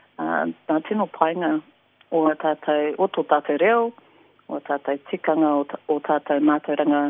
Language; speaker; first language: Māori; non-native, local second language; English